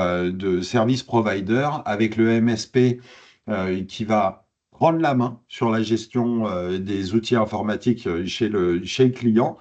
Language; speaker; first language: French; native; French